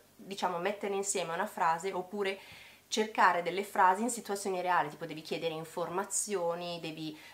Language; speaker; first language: Italian; native; Italian